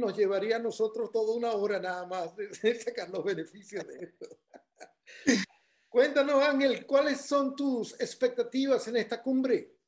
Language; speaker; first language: Spanish; native; Spanish